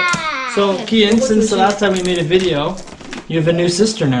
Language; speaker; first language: English; native; English